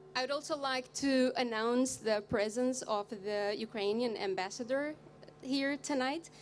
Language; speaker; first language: English; non-native, fluent; Albanian